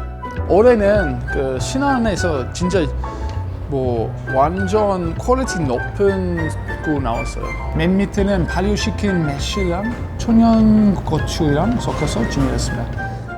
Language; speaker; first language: Korean; non-native, learner; English